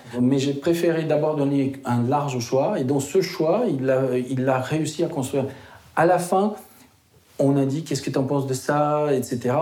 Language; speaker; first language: French; non-native, fluent; Portuguese